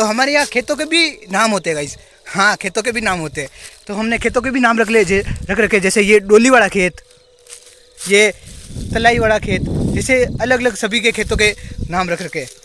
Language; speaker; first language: Hindi; non-native, local second language; Rajasthani